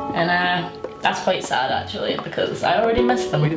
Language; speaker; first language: English; native; English